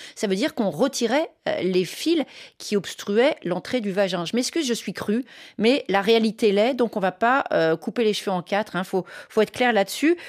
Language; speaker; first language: French; native; French